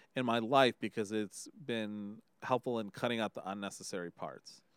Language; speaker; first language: English; early bilingual, other home language; Hindi